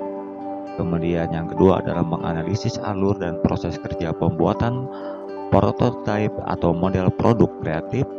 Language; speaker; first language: Indonesian; native; Indonesian